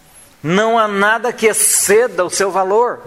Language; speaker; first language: Portuguese; native; Portuguese